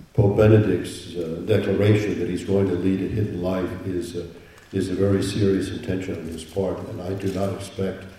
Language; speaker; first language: English; native; English